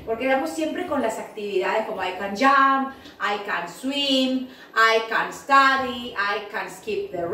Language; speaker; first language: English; non-native, fluent; Spanish